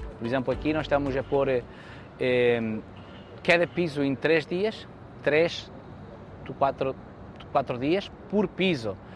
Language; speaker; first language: Portuguese; native; Portuguese